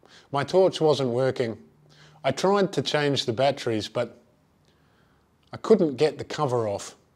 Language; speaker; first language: English; native; English